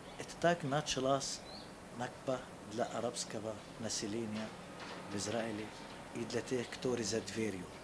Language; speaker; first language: Russian; non-native, fluent; Arabic